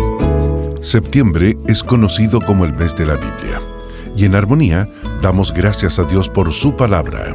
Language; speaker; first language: Spanish; native; Spanish